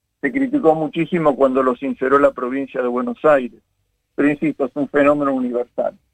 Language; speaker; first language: Spanish; native; Spanish